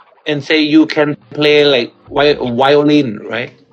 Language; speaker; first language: English; non-native, learner; Thai